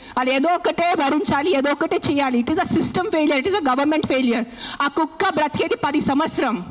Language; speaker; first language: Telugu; non-native, fluent; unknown